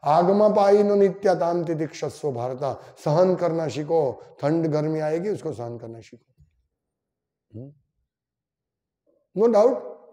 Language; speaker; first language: Hindi; non-native, local second language; Gujarati